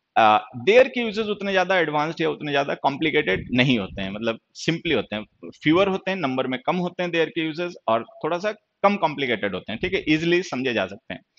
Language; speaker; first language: Hindi; native; Hindi